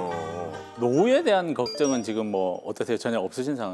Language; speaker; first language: Korean; native; Korean